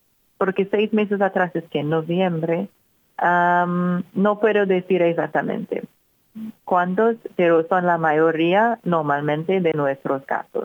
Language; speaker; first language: Spanish; non-native, fluent; English